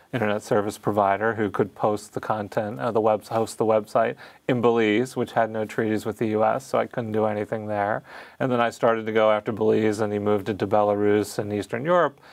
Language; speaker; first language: English; native; English